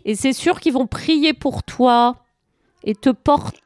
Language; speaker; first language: French; native; French